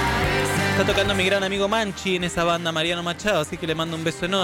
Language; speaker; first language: Spanish; native; Spanish